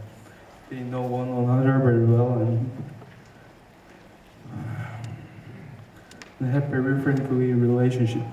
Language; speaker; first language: English; non-native, fluent; Korean